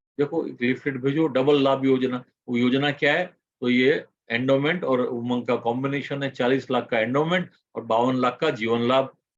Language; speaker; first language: Hindi; non-native, local second language; Gujarati